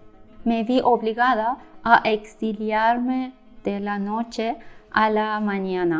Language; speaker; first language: Spanish; non-native, fluent; Persian